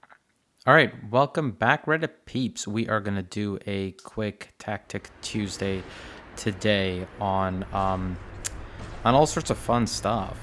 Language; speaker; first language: English; native; English